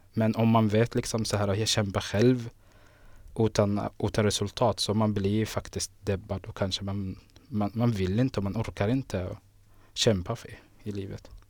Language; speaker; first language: Swedish; non-native, fluent; Somali